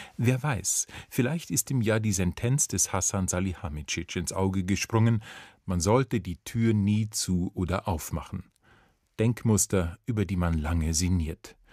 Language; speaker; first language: German; native; German